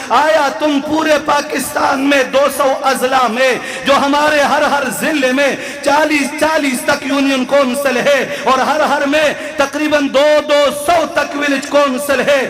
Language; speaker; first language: Urdu; non-native, local second language; Pashto